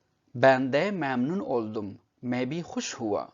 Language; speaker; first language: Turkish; non-native, fluent; Urdu